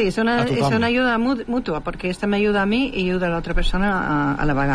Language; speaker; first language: Catalan; non-native, local second language; Spanish